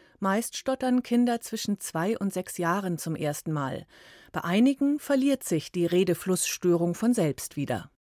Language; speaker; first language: German; native; German